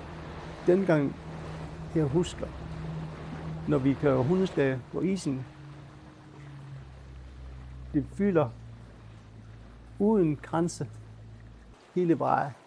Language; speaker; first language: Danish; non-native, local second language; Kalaallisut